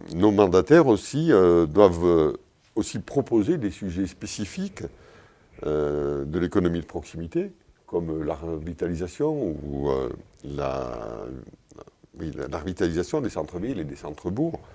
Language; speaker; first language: French; native; French